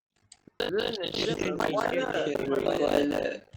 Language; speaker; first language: Chinese; non-native, learner; Malay